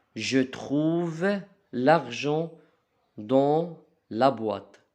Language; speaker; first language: French; non-native, local second language; Arabic